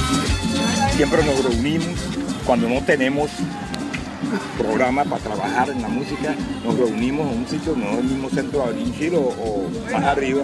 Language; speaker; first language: Spanish; non-native, local second language; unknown